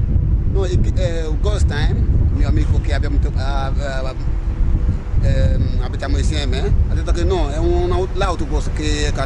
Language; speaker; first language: Italian; non-native, learner; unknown